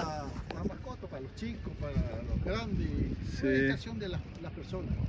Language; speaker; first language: Spanish; native; Spanish